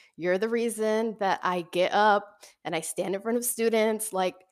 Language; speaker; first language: English; early bilingual, other home language; Spanish